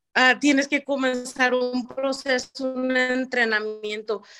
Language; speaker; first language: Spanish; native; Spanish